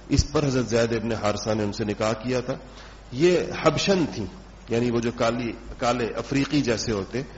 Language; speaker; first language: Urdu; non-native, local second language; Pashto